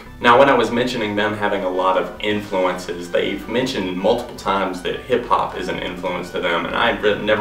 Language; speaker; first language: English; native; English